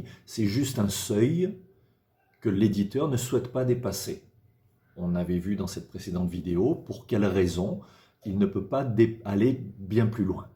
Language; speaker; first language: French; native; French